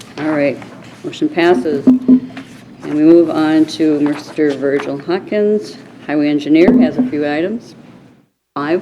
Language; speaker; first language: English; native; English